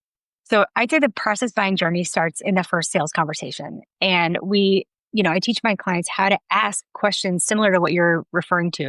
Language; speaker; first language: English; native; English